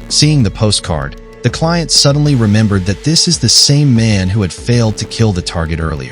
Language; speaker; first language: English; non-native, local second language; Hindi